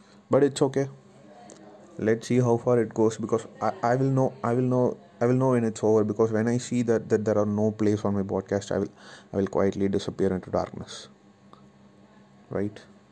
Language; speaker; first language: English; non-native, local second language; Tamil